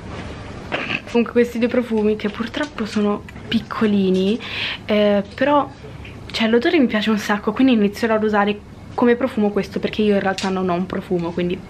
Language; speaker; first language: Italian; native; Italian